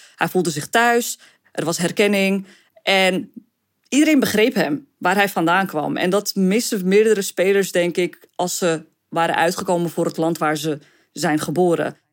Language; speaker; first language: Dutch; early bilingual, other home language; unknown